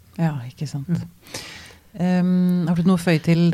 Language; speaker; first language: Norwegian; native; Norwegian